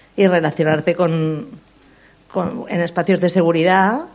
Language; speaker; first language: Spanish; non-native, local second language; Catalan